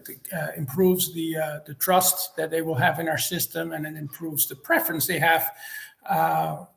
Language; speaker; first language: English; non-native, fluent; Dutch